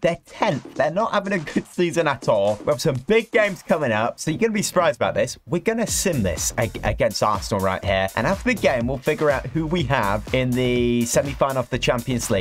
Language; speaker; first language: English; native; English